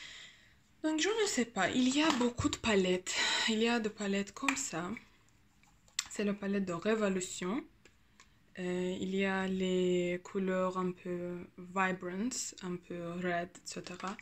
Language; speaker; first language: French; non-native, learner; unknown